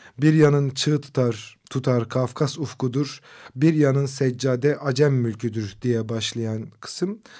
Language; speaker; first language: Turkish; non-native, local second language; Kurdish